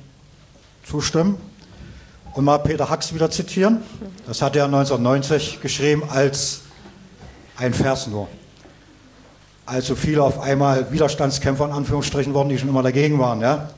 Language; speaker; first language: German; native; German